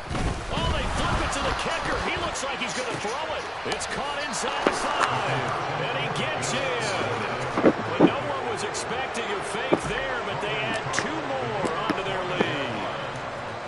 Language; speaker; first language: English; native; English